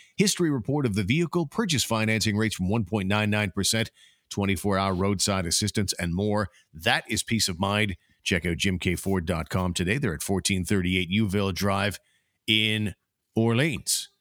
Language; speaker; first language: English; native; English